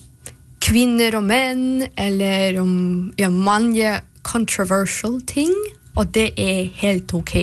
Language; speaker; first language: Norwegian; non-native, fluent; Russian